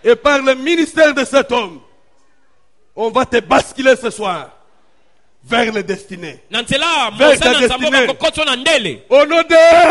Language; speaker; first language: French; non-native, local second language; Lingala